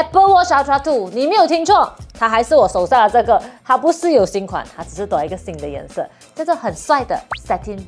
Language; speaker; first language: Chinese; non-native, local second language; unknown